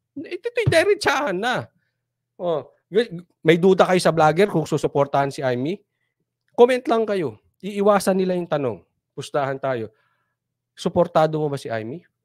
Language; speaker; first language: Filipino; native; Filipino